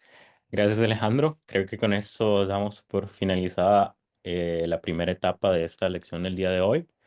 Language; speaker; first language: Spanish; native; Spanish